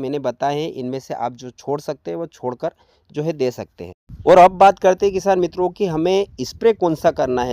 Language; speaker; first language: Hindi; native; Hindi